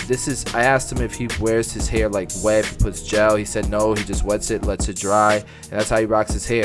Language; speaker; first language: English; native; English